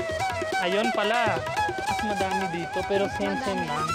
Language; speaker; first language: Filipino; non-native, learner; Punjabi